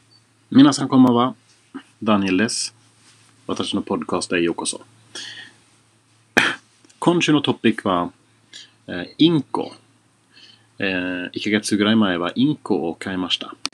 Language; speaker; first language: Japanese; non-native, fluent; Swedish